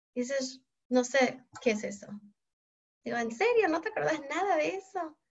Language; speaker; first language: Spanish; non-native, fluent; English